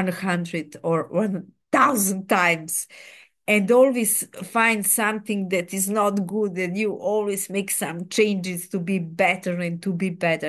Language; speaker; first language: English; non-native, fluent; Serbian